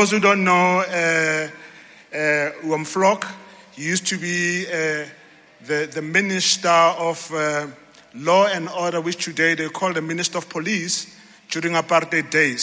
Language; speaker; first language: English; non-native, local second language; Zulu